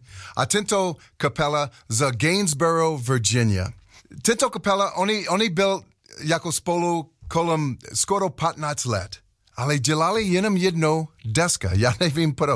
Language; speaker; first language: Czech; non-native, learner; English